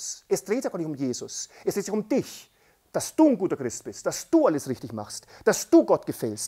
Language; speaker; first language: German; native; German